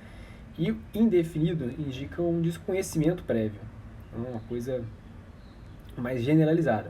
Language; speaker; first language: Portuguese; native; Portuguese